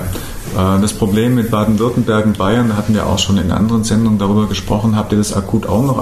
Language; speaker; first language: German; native; German